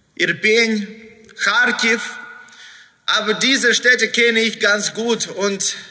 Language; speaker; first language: German; non-native, fluent; Ukrainian